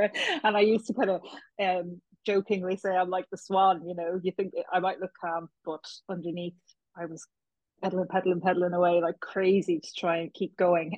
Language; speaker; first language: English; native; English